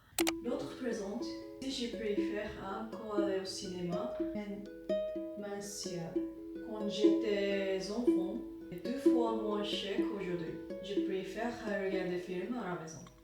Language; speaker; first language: French; non-native, learner; Japanese